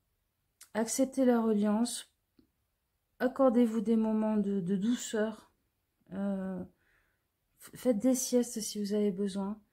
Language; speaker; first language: French; native; French